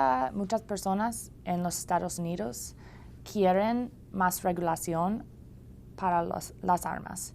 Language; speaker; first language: Spanish; non-native, learner; English